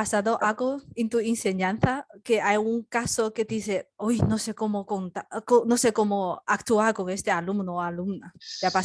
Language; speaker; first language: Spanish; non-native, learner; Chinese